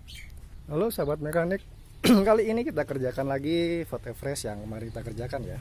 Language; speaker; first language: Indonesian; native; Indonesian